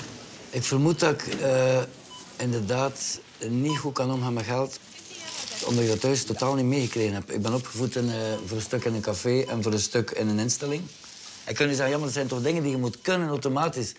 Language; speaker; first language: Dutch; native; Dutch